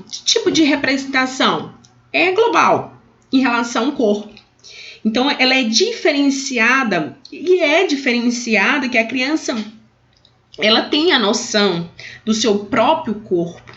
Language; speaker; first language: Portuguese; native; Portuguese